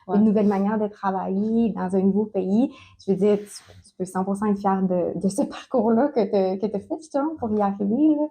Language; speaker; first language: French; native; French